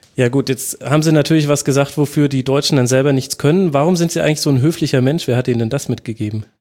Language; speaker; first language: German; native; German